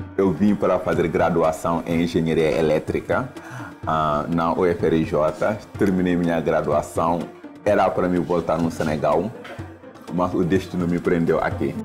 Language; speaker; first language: Portuguese; non-native, fluent; Wolof